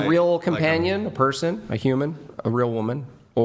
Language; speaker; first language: English; native; English